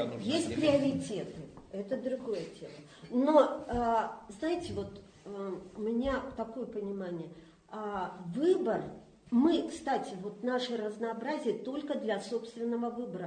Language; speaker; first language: Russian; native; Russian